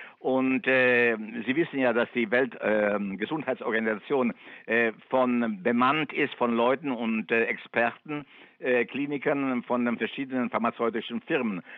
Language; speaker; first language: German; non-native, fluent; Italian